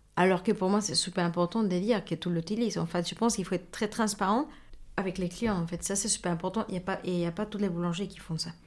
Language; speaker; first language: French; non-native, fluent; Spanish